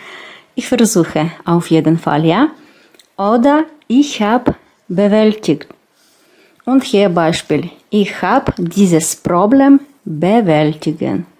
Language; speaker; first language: German; non-native, learner; Russian